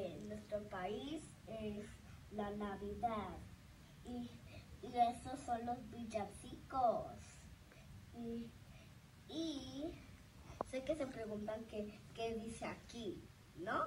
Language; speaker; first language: Spanish; early bilingual, other home language; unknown